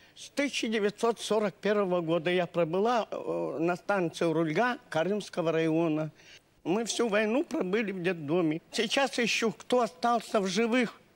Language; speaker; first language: Russian; native; Russian